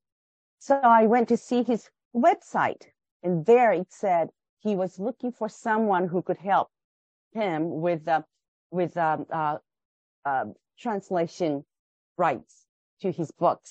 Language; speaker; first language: English; non-native, fluent; Japanese